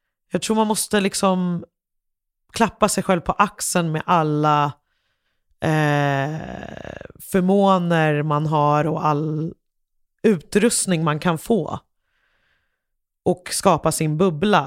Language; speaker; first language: Swedish; non-native, fluent; English